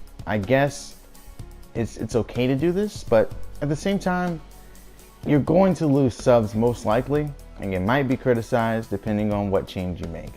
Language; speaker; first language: English; native; English